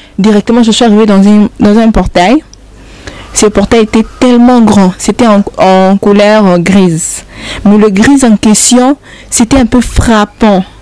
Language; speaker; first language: French; non-native, local second language; Lingala